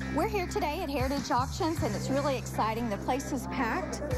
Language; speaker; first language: English; native; English